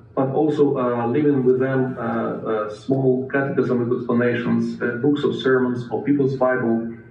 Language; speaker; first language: English; non-native, fluent; Ukrainian